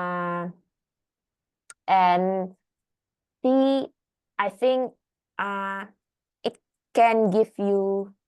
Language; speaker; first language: English; non-native, learner; Indonesian